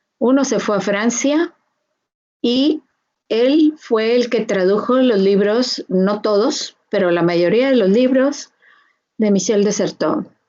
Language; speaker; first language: Spanish; native; Spanish